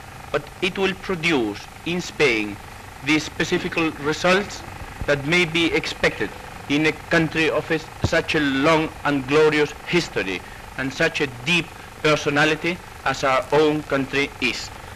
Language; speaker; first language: English; non-native, fluent; Spanish